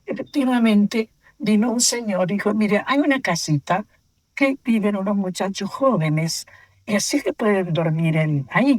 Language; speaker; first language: Spanish; native; Spanish